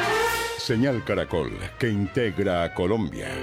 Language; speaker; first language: Spanish; native; Spanish